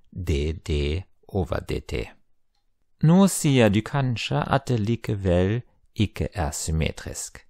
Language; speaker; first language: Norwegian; non-native, fluent; German